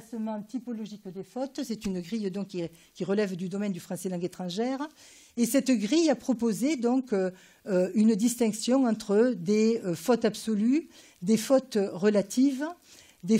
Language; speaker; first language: French; native; French